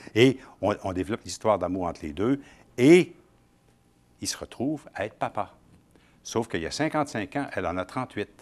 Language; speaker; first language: French; native; French